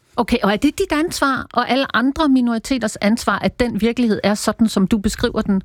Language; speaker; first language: Danish; native; Danish